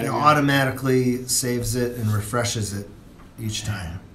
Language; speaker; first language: English; native; English